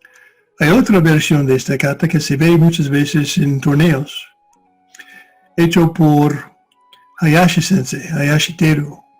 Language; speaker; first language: Spanish; non-native, fluent; English